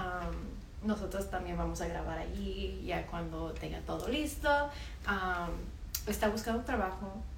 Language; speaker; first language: Spanish; early bilingual, heritage; Spanish